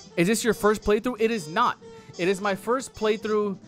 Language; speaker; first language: English; native; English